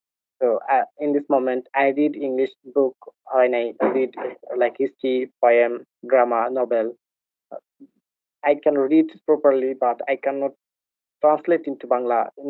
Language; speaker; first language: English; non-native, learner; Bangla